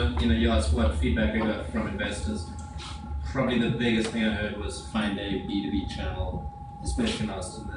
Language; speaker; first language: English; native; English